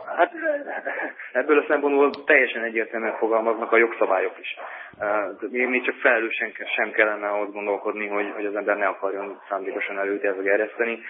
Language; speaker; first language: Hungarian; native; Hungarian